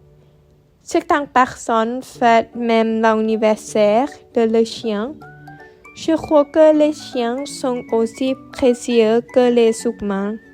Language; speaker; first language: French; non-native, learner; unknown